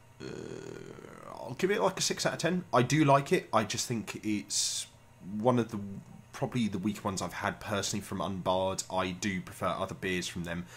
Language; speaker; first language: English; native; English